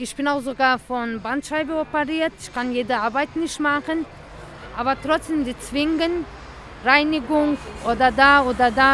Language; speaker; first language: German; non-native, learner; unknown